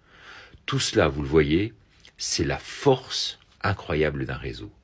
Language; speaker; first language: French; native; French